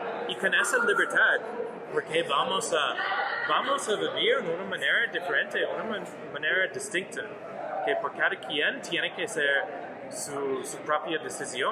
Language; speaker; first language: Spanish; non-native, learner; English